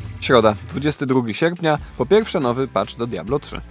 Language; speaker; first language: Polish; native; Polish